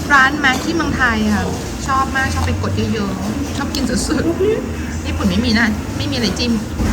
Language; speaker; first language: Thai; native; Thai